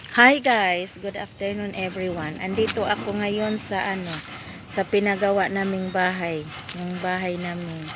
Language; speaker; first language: Filipino; non-native, local second language; Cebuano